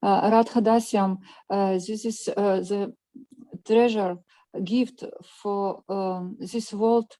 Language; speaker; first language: English; non-native, learner; Russian